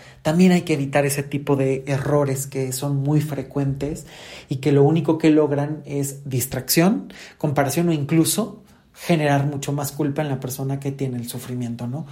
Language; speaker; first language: Spanish; native; Spanish